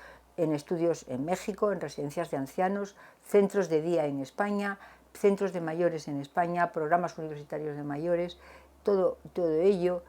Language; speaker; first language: Spanish; native; Spanish